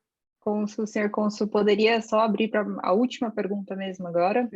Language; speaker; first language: Portuguese; native; Portuguese